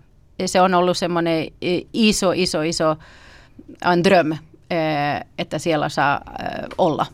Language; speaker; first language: Finnish; early bilingual, heritage; Finnish